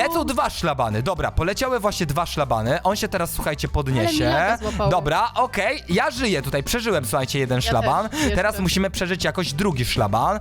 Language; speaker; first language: Polish; native; Polish